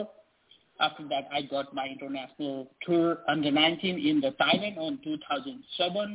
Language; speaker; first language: English; non-native, local second language; Nepali